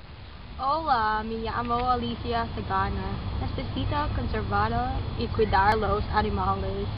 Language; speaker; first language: Spanish; non-native, learner; English